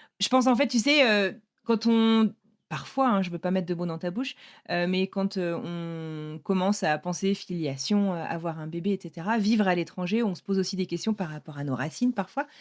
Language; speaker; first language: French; native; French